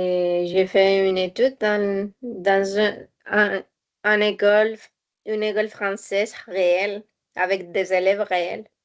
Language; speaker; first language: French; non-native, learner; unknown